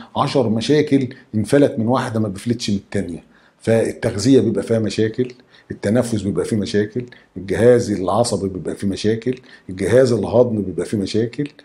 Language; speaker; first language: Arabic; native; Arabic